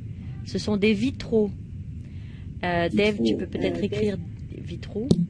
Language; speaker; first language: French; native; French